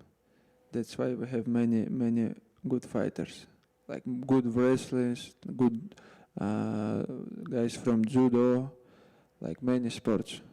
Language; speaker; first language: English; non-native, learner; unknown